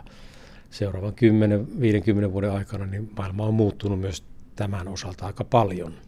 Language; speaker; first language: Finnish; native; Finnish